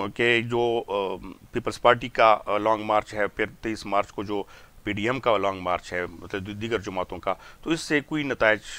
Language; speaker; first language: Urdu; non-native, local second language; Pashto